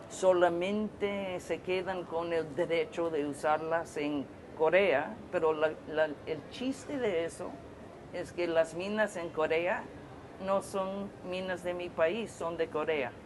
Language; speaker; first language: Spanish; non-native, fluent; English